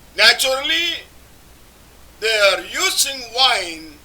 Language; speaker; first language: English; non-native, local second language; Malayalam